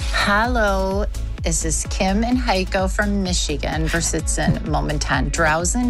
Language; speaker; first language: German; non-native, learner; English